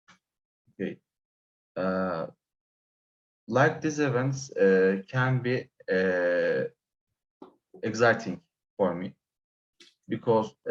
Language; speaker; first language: English; non-native, learner; Turkish